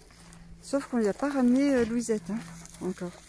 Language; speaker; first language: French; native; French